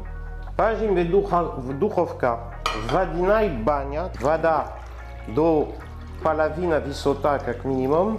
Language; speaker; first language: Russian; non-native, learner; French